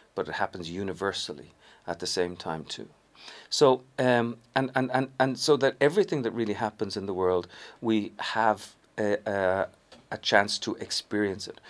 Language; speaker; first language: English; native; English